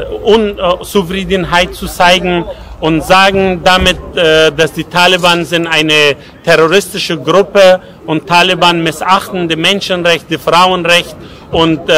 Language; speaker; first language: German; non-native, learner; Persian